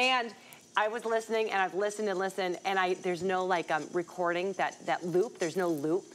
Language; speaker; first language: English; native; English